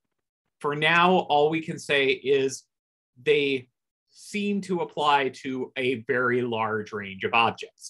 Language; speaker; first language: English; native; English